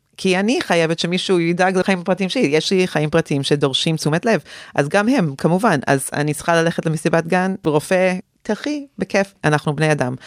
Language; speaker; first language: Hebrew; early bilingual, heritage; Hebrew